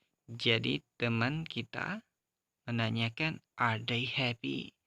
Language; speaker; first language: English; non-native, fluent; Indonesian